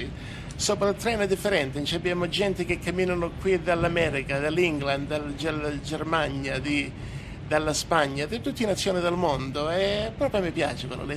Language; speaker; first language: Italian; native; Italian